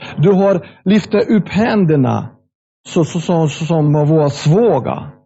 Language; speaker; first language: Swedish; non-native, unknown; Russian